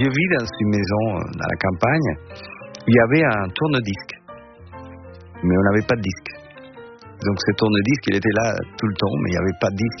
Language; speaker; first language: French; non-native, fluent; Spanish